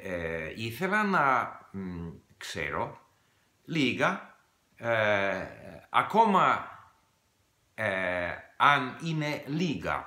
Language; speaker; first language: Greek; non-native, learner; English